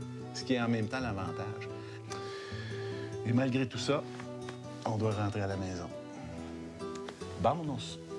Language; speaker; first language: French; native; French